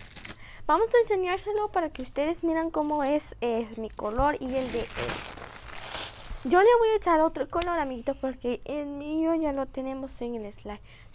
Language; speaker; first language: Spanish; native; Spanish